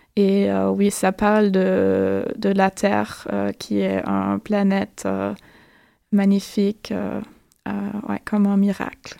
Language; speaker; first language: French; non-native, fluent; German